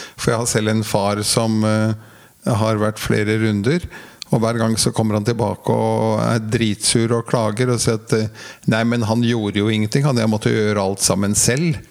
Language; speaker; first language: Norwegian; native; Norwegian